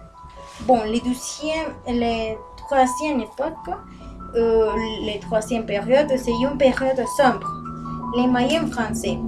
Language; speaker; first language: French; non-native, learner; Spanish